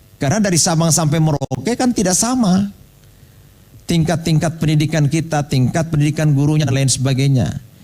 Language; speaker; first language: Indonesian; non-native, local second language; Buginese